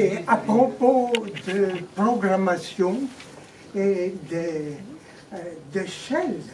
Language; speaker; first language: French; non-native, fluent; Greek